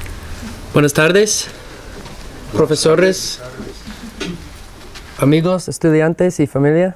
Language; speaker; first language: Spanish; non-native, fluent; English